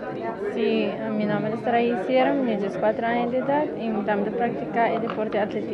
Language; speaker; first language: Portuguese; non-native, learner; Papiamento